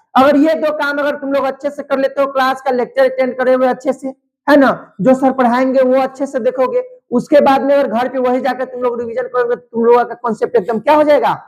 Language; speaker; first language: Hindi; native; Hindi